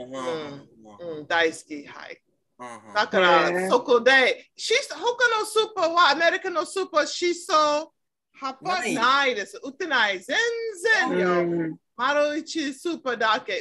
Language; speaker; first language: Japanese; non-native, learner; English